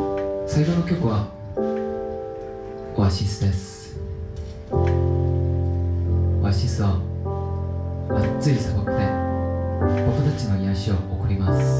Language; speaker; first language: Japanese; non-native, learner; Korean